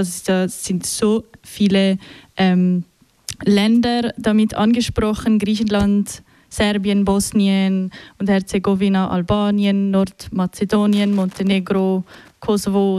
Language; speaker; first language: German; native; German